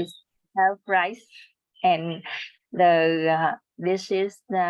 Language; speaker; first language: English; non-native, learner; Vietnamese